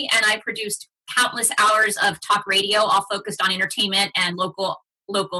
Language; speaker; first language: English; early bilingual, other home language; Spanish